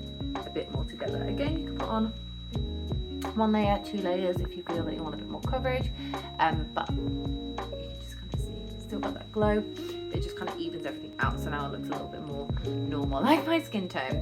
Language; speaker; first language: English; native; English